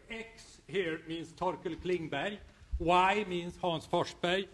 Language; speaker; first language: English; non-native, fluent; Swedish